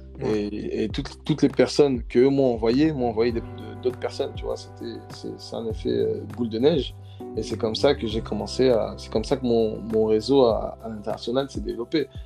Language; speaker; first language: French; early bilingual, other home language; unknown